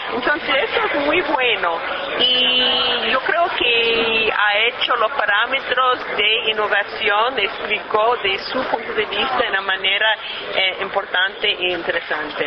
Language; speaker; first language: Spanish; non-native, fluent; English